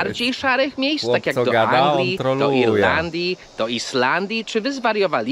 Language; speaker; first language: Polish; non-native, fluent; English